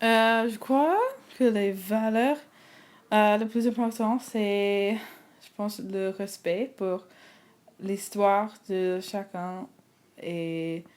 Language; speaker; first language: French; non-native, learner; English